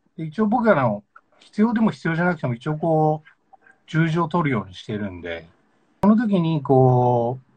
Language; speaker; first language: Japanese; native; Japanese